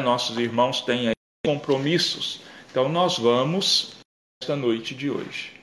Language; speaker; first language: Portuguese; native; Portuguese